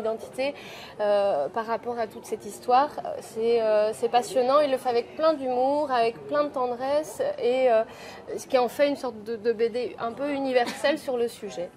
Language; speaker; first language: French; native; French